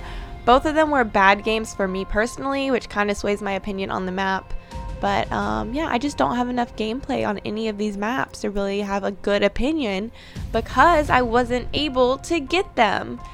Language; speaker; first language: English; native; English